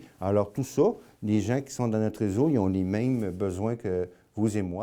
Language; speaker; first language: French; native; French